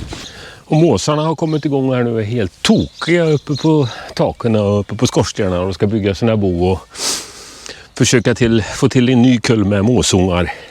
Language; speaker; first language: Swedish; native; Swedish